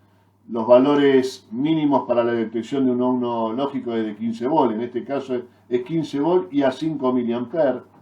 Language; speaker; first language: Spanish; native; Spanish